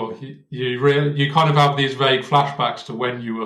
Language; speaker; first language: English; native; English